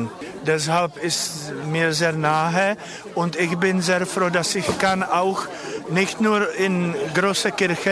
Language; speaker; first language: German; non-native, learner; Czech